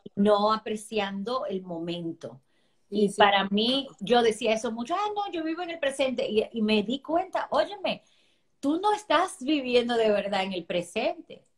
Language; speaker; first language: Spanish; early bilingual, heritage; Spanish